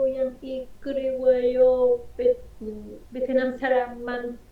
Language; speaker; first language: Korean; non-native, learner; Vietnamese